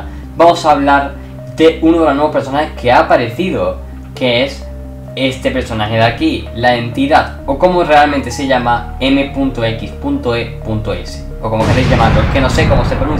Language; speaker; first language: Spanish; native; Spanish